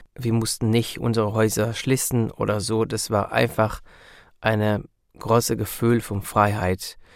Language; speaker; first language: German; non-native, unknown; Hebrew